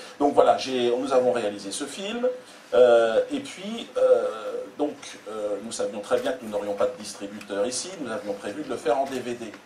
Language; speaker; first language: French; native; French